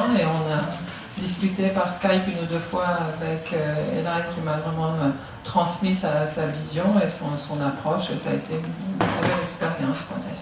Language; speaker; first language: French; native; French